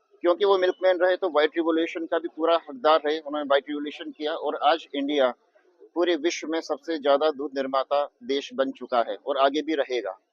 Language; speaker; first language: Hindi; non-native, local second language; Gujarati